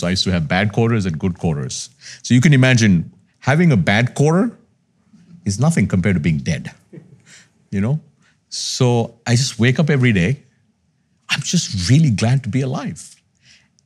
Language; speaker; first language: English; non-native, local second language; Tamil